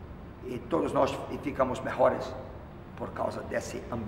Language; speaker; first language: Spanish; non-native, fluent; Portuguese